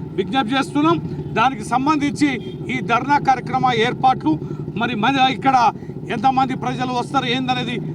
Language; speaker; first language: Telugu; native; Telugu